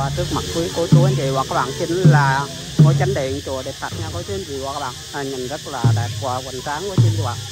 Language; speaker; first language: Vietnamese; non-native, local second language; Khmer